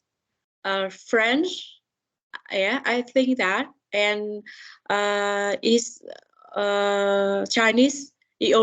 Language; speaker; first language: English; non-native, learner; Vietnamese